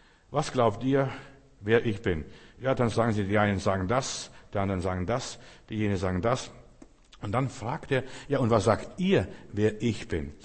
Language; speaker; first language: German; non-native, fluent; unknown